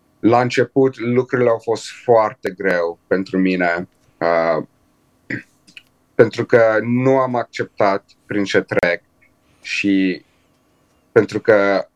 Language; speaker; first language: Romanian; early bilingual, heritage; Romanian